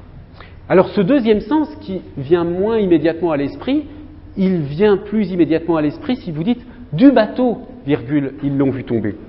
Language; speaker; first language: French; native; French